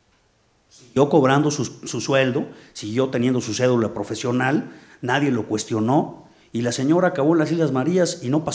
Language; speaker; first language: Spanish; native; Spanish